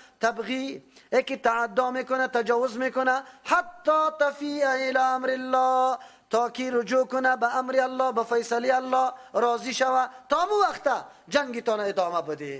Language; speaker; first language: Persian; native; Persian